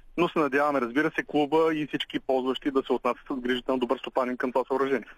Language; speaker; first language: Bulgarian; native; Bulgarian